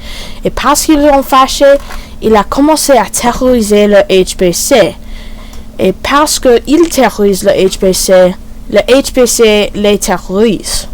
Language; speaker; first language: French; non-native, learner; English